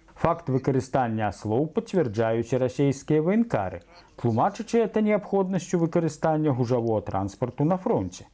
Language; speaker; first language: Belarusian; native; Belarusian